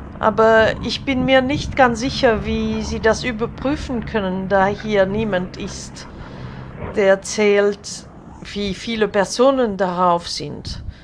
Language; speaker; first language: German; non-native, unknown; Hungarian